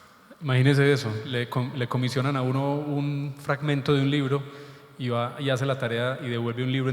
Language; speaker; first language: Spanish; native; Spanish